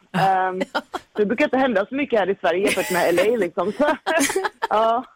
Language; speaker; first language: Swedish; native; Swedish